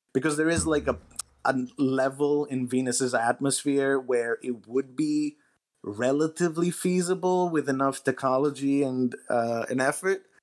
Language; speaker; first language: English; non-native, fluent; Greek